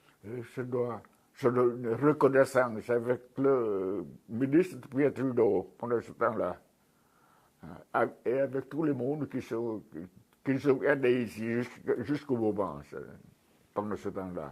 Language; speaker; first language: French; non-native, fluent; Vietnamese